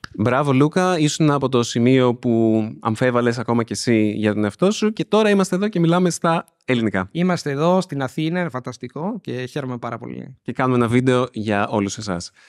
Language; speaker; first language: Greek; native; Greek